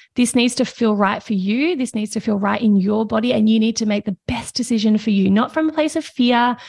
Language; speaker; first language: English; native; English